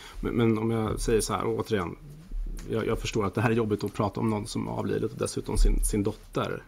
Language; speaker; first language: Swedish; native; Swedish